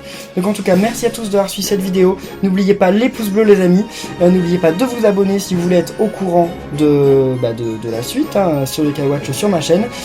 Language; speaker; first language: French; native; French